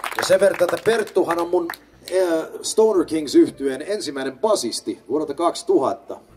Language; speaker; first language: Finnish; early bilingual, heritage; Finnish